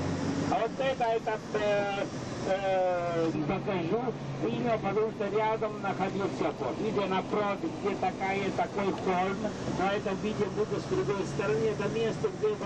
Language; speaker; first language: Russian; non-native, fluent; Italian